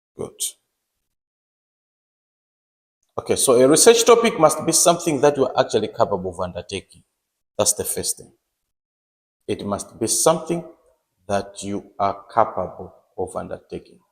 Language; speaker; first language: English; non-native, local second language; Nyanja